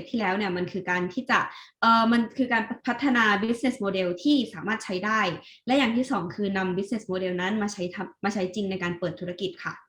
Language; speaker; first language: Thai; native; Thai